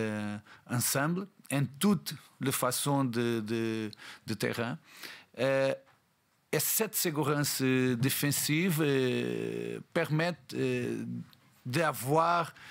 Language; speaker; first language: French; non-native, learner; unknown